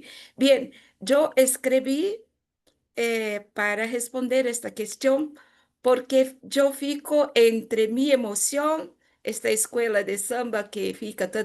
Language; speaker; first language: Spanish; non-native, fluent; Portuguese